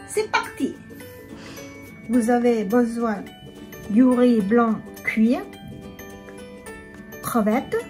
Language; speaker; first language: French; non-native, learner; Thai